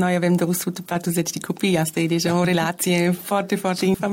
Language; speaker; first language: Romanian; non-native, learner; German